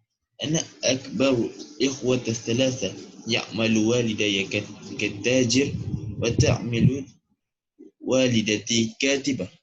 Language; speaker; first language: Arabic; non-native, learner; Malay